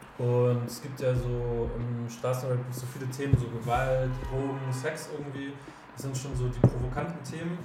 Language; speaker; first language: German; native; German